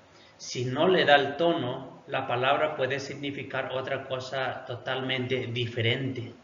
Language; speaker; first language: Spanish; non-native, local second language; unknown